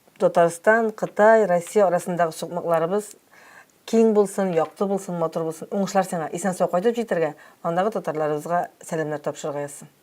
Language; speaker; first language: Tatar; native; Tatar